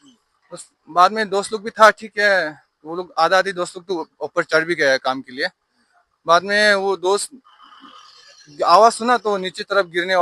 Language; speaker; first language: Hindi; non-native, local second language; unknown